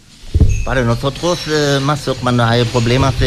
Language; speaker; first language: Spanish; non-native, learner; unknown